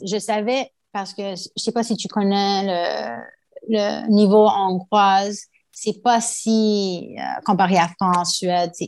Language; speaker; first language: French; non-native, local second language; English